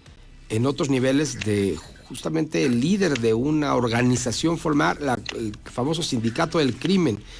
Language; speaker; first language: Spanish; native; Spanish